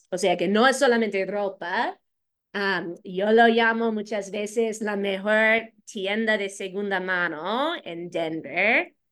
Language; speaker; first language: Spanish; non-native, fluent; English